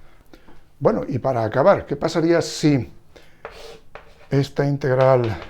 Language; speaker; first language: Spanish; native; Spanish